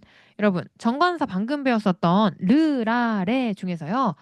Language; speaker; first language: Korean; native; Korean